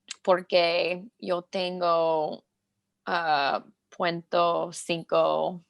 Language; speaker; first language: Spanish; non-native, learner; English